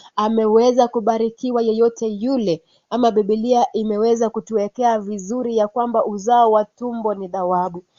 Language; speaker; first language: Swahili; non-native, local second language; Kalenjin